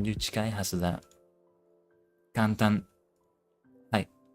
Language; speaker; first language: Japanese; non-native, learner; English